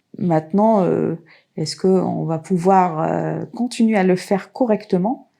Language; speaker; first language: French; non-native, local second language; Arabic